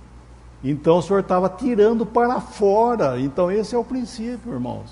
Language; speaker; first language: Portuguese; native; Portuguese